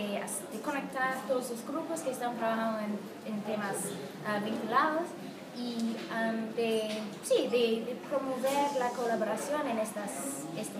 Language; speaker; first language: Spanish; non-native, fluent; English